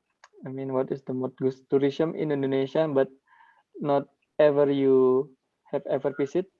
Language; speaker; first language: English; non-native, learner; Indonesian